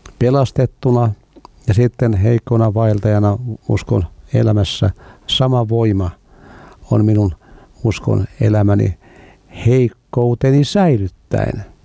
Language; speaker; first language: Finnish; native; Finnish